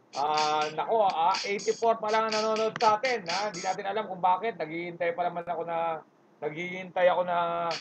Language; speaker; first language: Filipino; native; Filipino